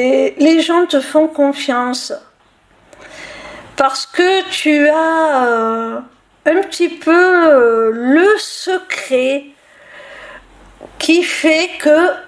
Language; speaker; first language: French; native; French